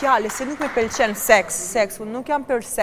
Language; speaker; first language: Albanian; non-native, learner; Romanian